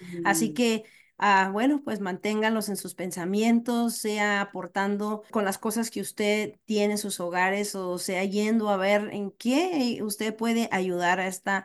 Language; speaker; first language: Spanish; native; Spanish